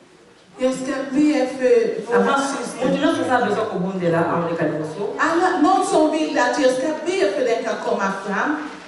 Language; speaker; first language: Swedish; non-native, fluent; Lingala